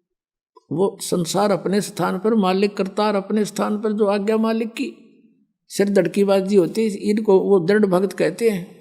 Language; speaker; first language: Hindi; native; Hindi